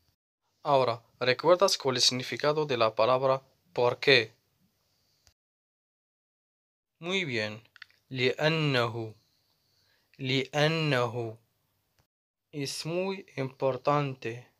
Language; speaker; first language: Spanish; non-native, fluent; Arabic